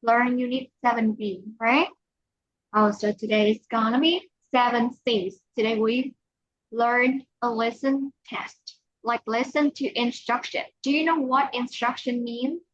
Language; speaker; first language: English; non-native, fluent; Vietnamese